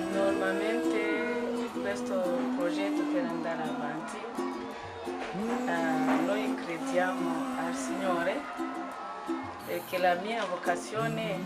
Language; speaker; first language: Italian; non-native, learner; French